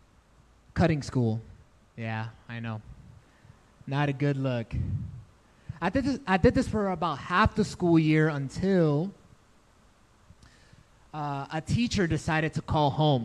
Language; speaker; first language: English; native; English